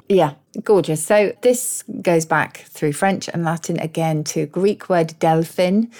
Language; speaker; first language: English; native; English